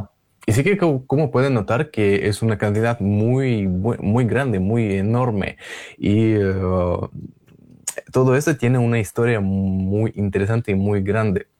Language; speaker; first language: Spanish; non-native, learner; Russian